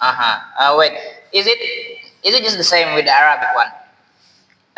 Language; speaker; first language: English; non-native, learner; Indonesian